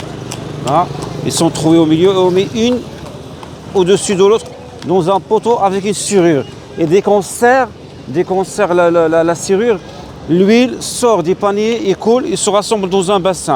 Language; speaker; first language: French; non-native, local second language; Arabic